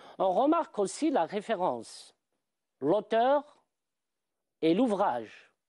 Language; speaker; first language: French; non-native, local second language; Arabic